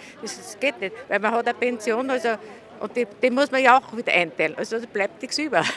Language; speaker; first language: German; native; German